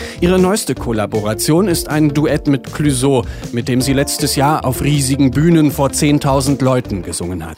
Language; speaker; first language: German; native; German